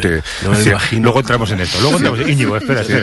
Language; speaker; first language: Spanish; native; Spanish